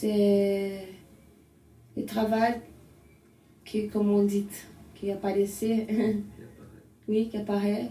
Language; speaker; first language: French; non-native, learner; Portuguese